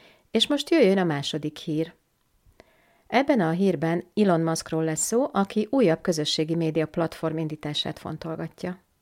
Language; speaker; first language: Hungarian; native; Hungarian